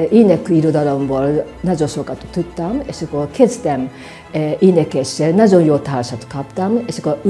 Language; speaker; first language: Hungarian; non-native, learner; Japanese